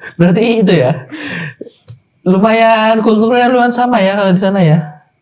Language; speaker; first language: Indonesian; native; Indonesian